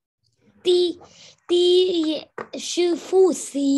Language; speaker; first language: Chinese; non-native, learner; Vietnamese